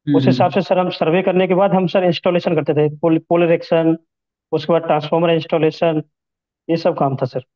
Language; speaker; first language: Hindi; native; Hindi